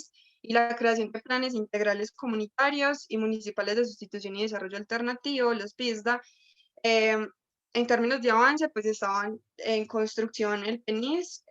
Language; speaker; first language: Spanish; native; Spanish